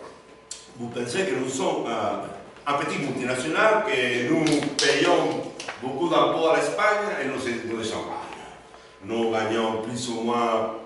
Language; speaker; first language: French; non-native, learner; Spanish